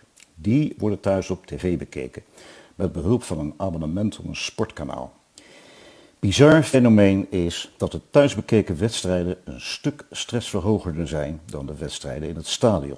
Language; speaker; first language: Dutch; native; Dutch